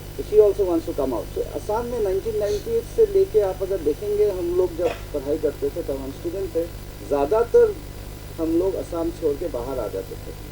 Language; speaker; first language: Hindi; non-native, local second language; Assamese